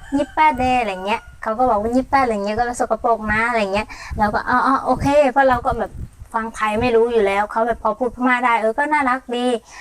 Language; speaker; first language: Thai; non-native, fluent; Mon